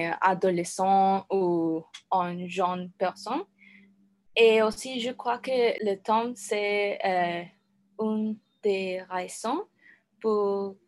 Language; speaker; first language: French; non-native, learner; Spanish